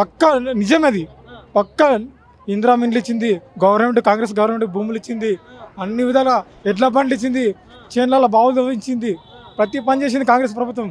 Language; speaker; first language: Telugu; native; Telugu